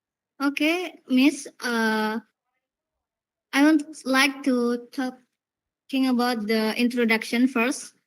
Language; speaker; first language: English; non-native, learner; Indonesian